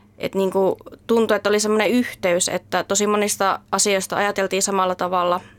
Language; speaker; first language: Finnish; native; Finnish